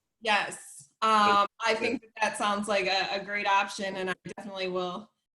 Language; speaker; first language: English; native; English